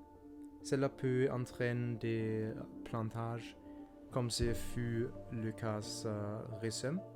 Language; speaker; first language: French; non-native, learner; German